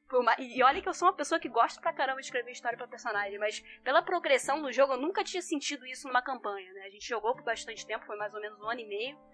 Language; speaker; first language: Portuguese; native; Portuguese